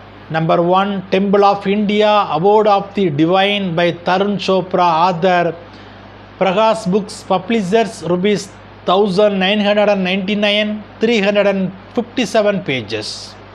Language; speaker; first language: English; non-native, local second language; Tamil